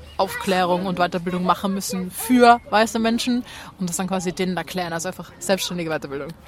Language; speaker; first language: German; native; German